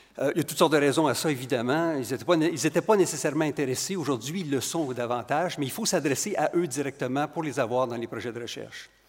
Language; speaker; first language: French; native; French